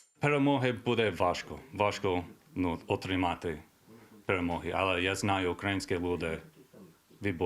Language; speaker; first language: Ukrainian; non-native, learner; English